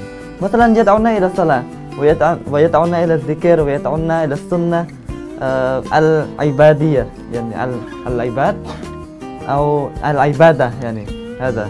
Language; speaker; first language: Arabic; non-native, fluent; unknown